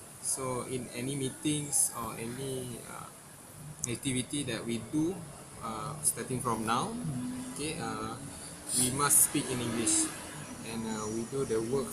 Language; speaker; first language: English; non-native, local second language; Malay